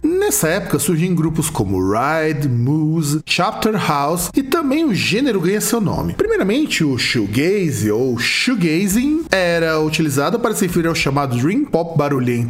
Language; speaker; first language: Portuguese; native; Portuguese